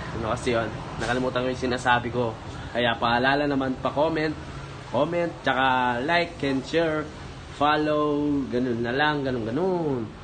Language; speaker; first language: Filipino; non-native, local second language; Pampanga